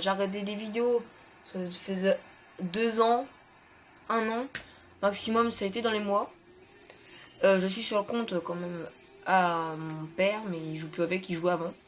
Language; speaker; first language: French; native; French